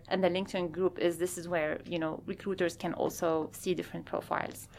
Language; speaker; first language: English; non-native, fluent; Arabic